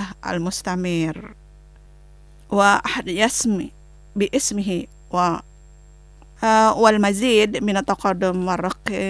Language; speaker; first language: Arabic; non-native, fluent; Indonesian